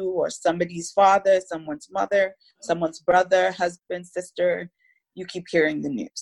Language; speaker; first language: English; non-native, local second language; Yoruba